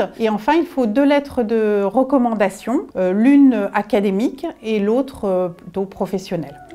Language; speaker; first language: French; native; French